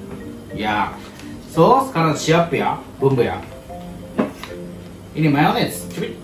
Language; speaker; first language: Indonesian; non-native, learner; Japanese